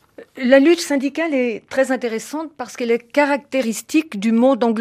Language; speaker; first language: French; native; French